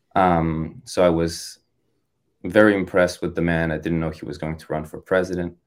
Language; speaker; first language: English; non-native, fluent; French